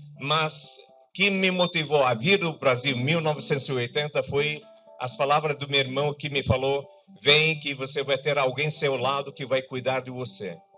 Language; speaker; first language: Portuguese; non-native, fluent; Arabic